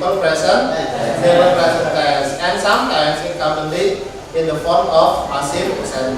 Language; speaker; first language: English; non-native, fluent; Indonesian